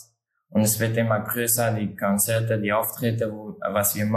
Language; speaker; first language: German; non-native, learner; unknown